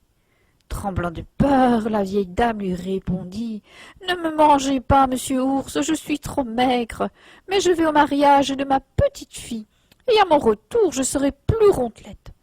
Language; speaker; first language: French; native; French